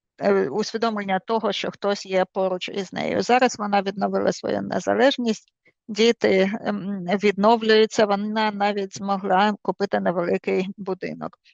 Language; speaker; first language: Ukrainian; native; Ukrainian